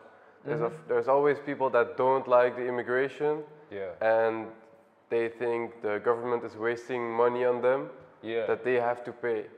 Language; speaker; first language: English; non-native, fluent; Dutch